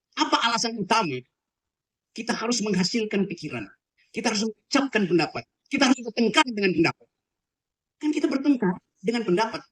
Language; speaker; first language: Indonesian; native; Indonesian